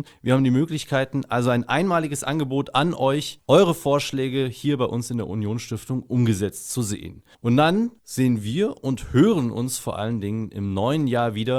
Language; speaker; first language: German; native; German